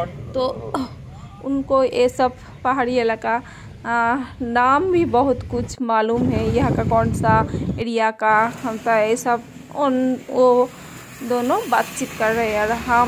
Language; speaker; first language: Hindi; non-native, local second language; Bangla